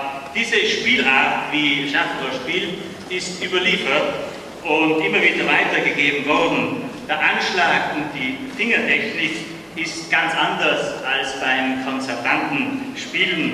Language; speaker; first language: German; native; German